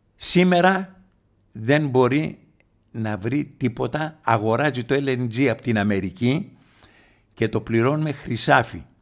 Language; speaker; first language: Greek; native; Greek